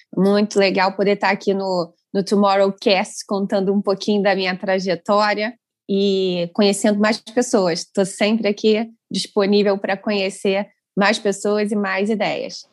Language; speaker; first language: Portuguese; native; Portuguese